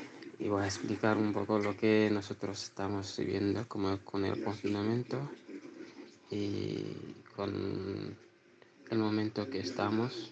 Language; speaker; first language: Spanish; non-native, learner; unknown